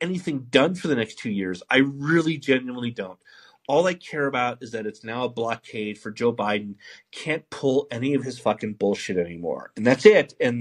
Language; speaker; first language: English; native; English